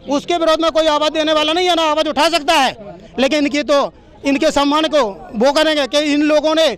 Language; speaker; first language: Hindi; native; Hindi